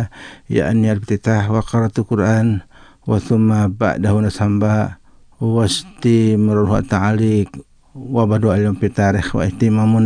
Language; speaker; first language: Arabic; non-native, fluent; Indonesian